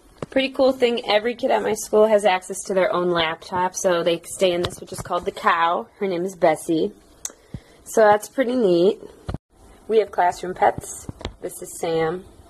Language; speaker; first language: English; native; English